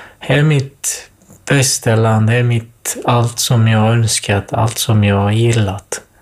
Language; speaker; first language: Swedish; non-native, fluent; Kurdish